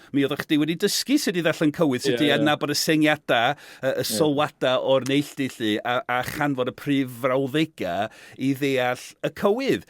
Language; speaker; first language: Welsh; non-native, fluent; English